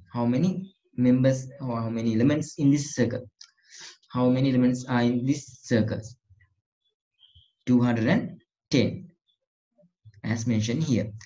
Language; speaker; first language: English; non-native, local second language; Sinhala